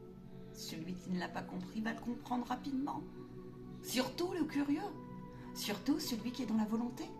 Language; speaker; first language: French; native; French